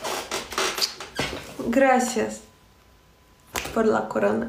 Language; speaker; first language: Spanish; non-native, fluent; Russian